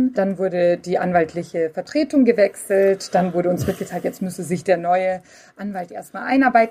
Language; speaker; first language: German; native; German